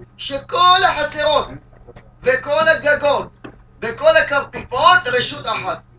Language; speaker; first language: Hebrew; native; Hebrew